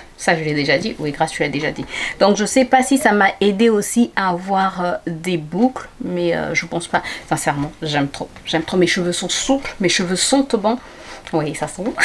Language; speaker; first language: French; native; French